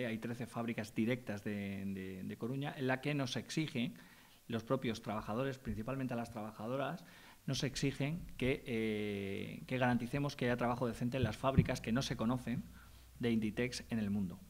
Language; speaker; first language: Spanish; native; Spanish